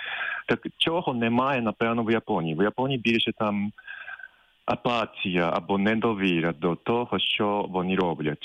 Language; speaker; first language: Ukrainian; non-native, fluent; Japanese